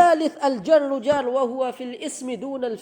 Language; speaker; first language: Arabic; non-native, fluent; Indonesian